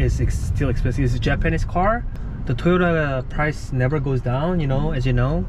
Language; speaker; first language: English; non-native, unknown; Korean